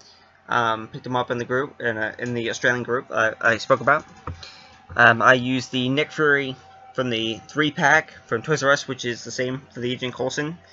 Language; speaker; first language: English; native; English